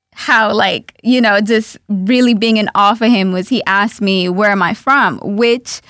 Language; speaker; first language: English; early bilingual, other home language; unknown